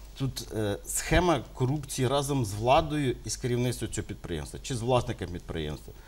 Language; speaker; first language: Ukrainian; native; Ukrainian